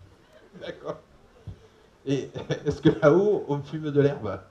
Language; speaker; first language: French; native; French